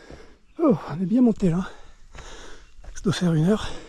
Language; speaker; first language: French; native; French